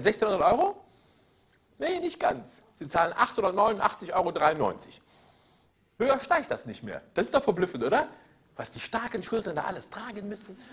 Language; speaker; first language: German; native; German